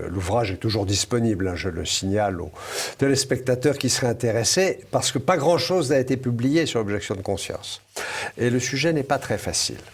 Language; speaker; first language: French; native; French